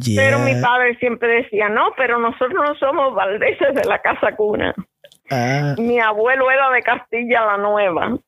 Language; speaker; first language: Spanish; native; Spanish